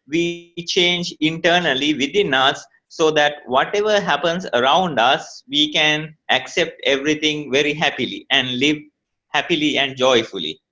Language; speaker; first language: English; non-native, local second language; Sinhala